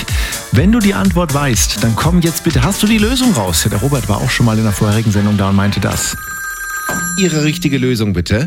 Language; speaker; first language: German; native; German